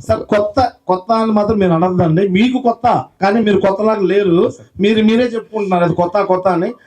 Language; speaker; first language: Telugu; native; Telugu